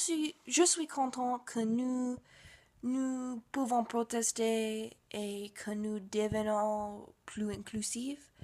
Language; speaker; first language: French; non-native, learner; English